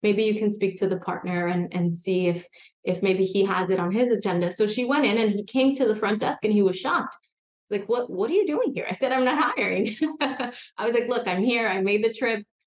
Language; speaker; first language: English; native; English